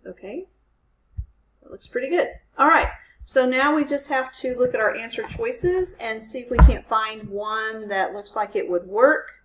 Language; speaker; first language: English; native; English